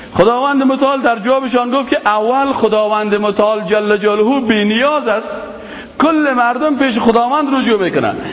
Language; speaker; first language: Persian; native; Persian